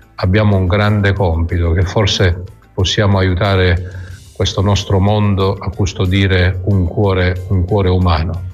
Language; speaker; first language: Italian; native; Italian